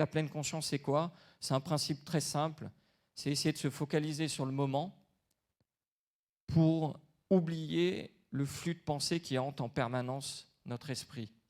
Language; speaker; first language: French; native; French